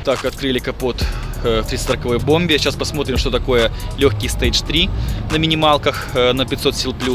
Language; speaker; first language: Russian; native; Russian